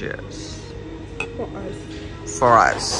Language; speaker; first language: English; non-native, local second language; Telugu